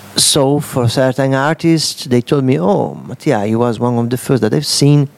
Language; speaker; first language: English; non-native, fluent; Italian